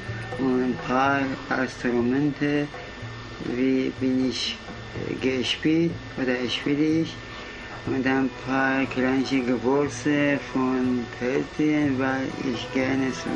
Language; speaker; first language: German; non-native, fluent; Kurdish